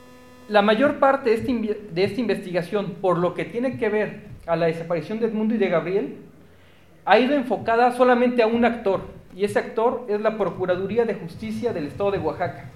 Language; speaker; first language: Spanish; native; Spanish